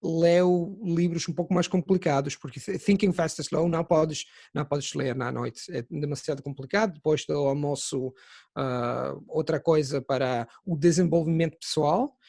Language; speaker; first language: Portuguese; non-native, fluent; Italian